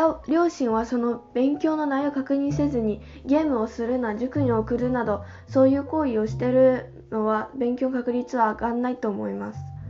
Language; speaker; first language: Japanese; non-native, fluent; Chinese